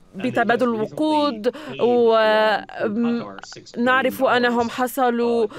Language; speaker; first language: Arabic; non-native, fluent; English